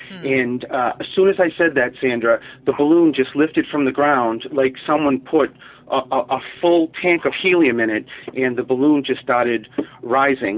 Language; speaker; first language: English; native; English